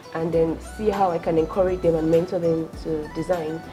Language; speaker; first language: English; non-native, local second language; Yoruba